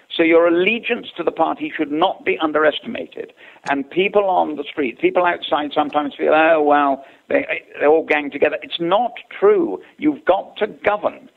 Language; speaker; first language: English; native; English